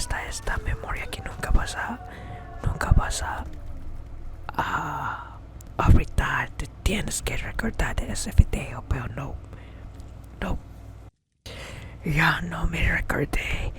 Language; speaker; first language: Spanish; early bilingual, heritage; English